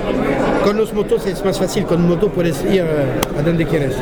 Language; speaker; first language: Spanish; non-native, fluent; French